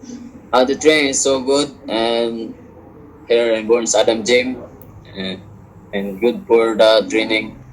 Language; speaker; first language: English; non-native, learner; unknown